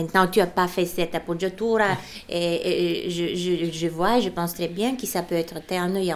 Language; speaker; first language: French; non-native, fluent; Bulgarian